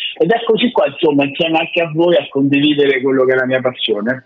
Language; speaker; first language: Italian; native; Italian